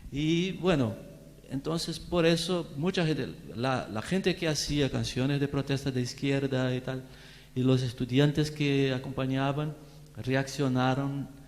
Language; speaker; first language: Spanish; non-native, fluent; Portuguese